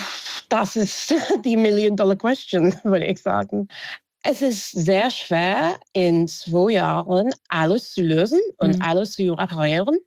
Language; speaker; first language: German; non-native, fluent; English